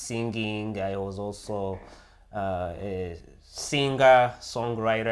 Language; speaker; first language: English; non-native, local second language; Kinyarwanda